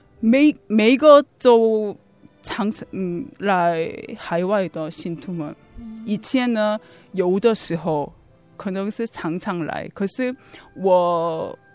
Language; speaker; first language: Chinese; non-native, fluent; Korean